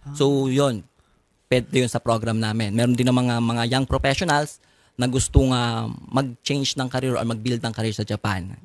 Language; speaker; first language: Filipino; native; Filipino